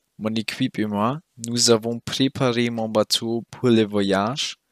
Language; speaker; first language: French; non-native, fluent; German